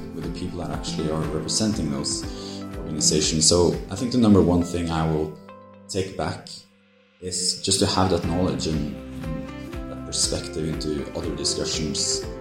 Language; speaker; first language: English; non-native, fluent; Norwegian